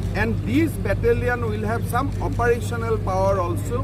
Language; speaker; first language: English; non-native, local second language; Assamese